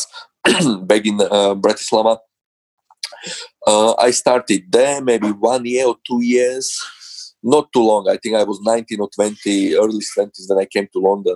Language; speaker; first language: English; non-native, fluent; Slovak